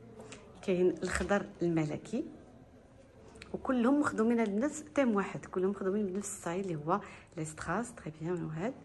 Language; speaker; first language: Arabic; native; Arabic